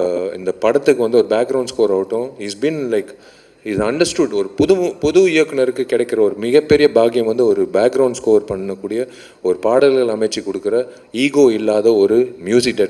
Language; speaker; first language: Tamil; native; Tamil